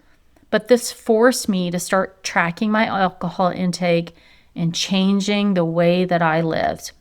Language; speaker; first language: English; native; English